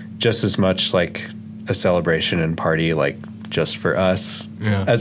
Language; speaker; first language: English; native; English